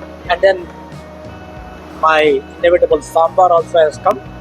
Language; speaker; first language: English; non-native, local second language; Telugu